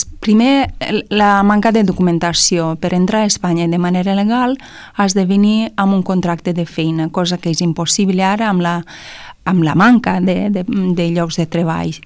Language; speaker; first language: Catalan; non-native, fluent; Romanian